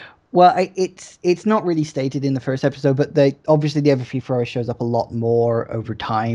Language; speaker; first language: English; native; English